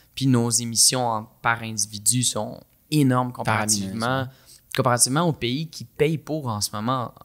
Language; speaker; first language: French; native; French